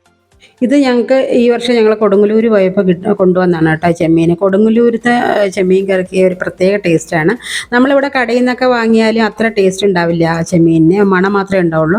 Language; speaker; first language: Malayalam; native; Malayalam